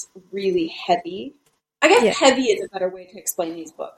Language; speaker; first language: English; native; English